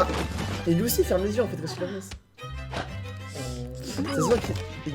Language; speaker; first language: French; native; French